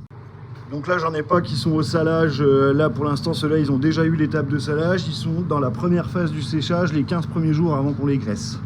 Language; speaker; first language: French; native; French